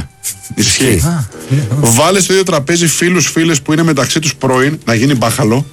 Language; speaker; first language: Greek; native; Greek